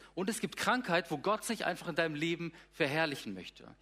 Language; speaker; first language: German; native; German